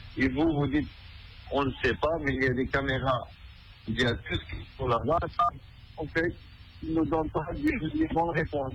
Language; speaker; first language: French; non-native, fluent; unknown